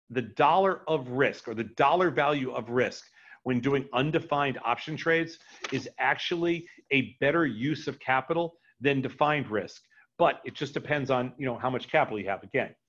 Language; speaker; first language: English; native; English